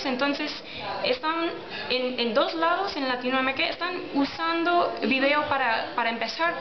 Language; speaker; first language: Spanish; non-native, learner; English